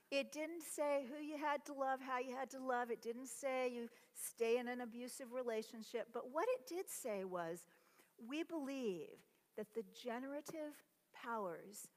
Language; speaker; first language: English; native; English